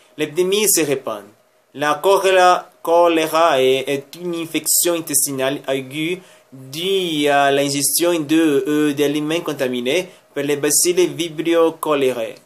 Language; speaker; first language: French; non-native, learner; Spanish